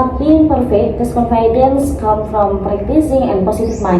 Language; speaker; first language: English; non-native, learner; Indonesian